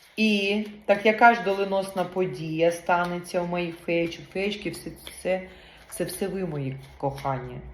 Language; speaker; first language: Ukrainian; non-native, local second language; Russian